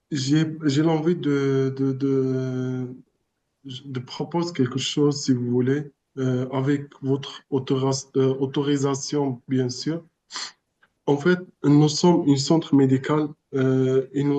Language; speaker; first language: French; non-native, learner; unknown